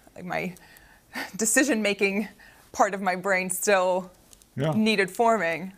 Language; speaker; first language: English; early bilingual, other home language; Arabic